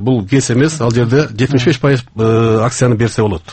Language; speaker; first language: Kyrgyz; native; Kyrgyz